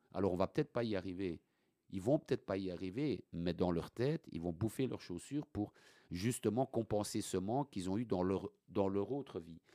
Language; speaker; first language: French; early bilingual, other home language; Italian